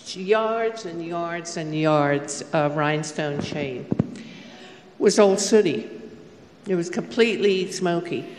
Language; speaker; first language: English; native; English